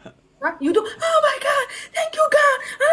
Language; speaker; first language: English; non-native, learner; Arabic